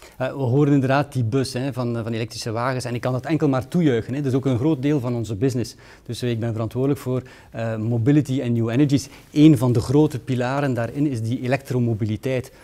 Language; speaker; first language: Dutch; native; Dutch